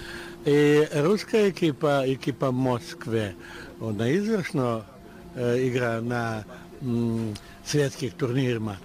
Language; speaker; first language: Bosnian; non-native, learner; Russian